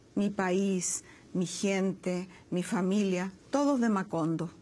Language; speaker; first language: Spanish; native; Spanish